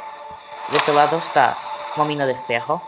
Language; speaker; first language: Portuguese; non-native, learner; Spanish